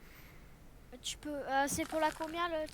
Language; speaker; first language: French; native; French